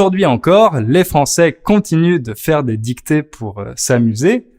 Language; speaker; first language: French; native; French